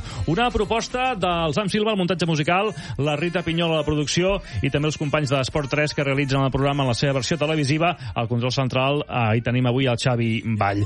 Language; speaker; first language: Catalan; native; Catalan